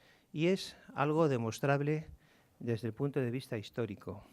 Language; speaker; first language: Spanish; native; Spanish